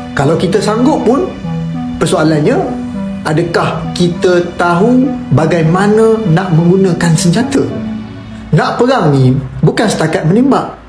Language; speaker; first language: Malay; native; Malay